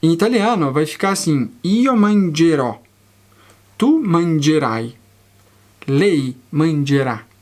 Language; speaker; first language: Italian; non-native, fluent; Portuguese